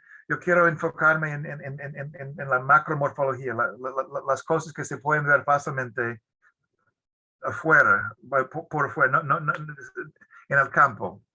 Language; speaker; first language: Spanish; non-native, fluent; English